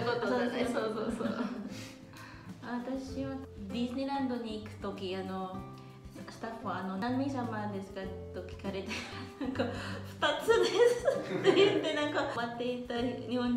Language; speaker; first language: Japanese; non-native, learner; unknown